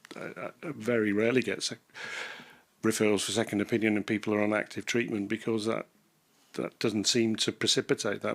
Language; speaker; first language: English; native; English